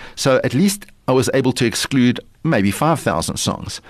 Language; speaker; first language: English; early bilingual, other home language; Lithuanian